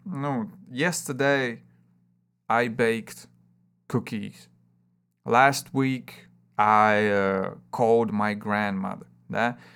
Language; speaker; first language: English; non-native, fluent; Russian